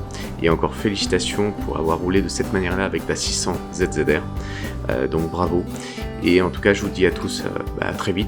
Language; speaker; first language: French; native; French